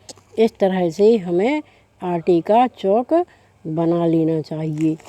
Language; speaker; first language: Hindi; native; Hindi